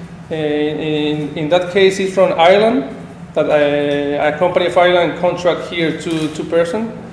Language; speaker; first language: English; non-native, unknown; Spanish